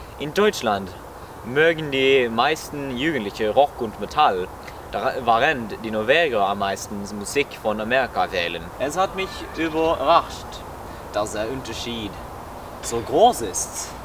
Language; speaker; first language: German; non-native, learner; Norwegian